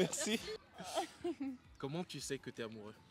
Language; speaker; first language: French; native; French